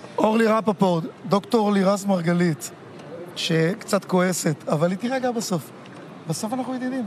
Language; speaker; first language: Hebrew; native; Hebrew